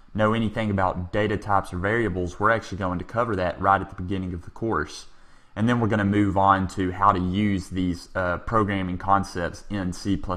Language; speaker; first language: English; native; English